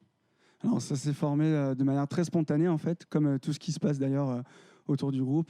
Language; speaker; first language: French; native; French